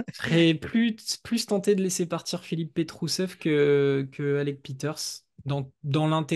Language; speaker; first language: French; native; French